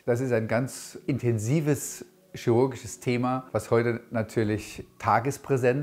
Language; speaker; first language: German; native; German